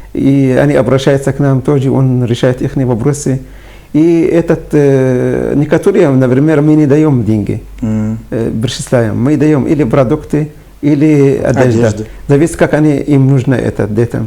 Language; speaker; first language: Russian; non-native, fluent; Arabic